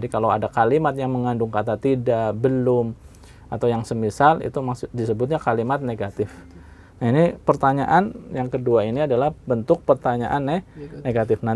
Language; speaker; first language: Indonesian; native; Indonesian